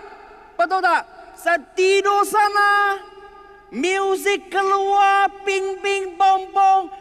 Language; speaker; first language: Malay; non-native, learner; Chinese